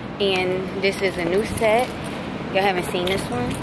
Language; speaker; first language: English; native; English